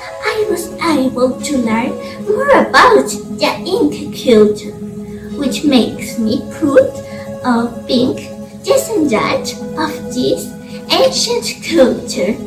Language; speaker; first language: English; non-native, learner; Spanish